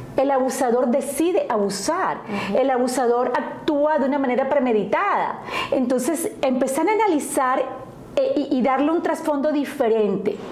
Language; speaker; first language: Spanish; native; Spanish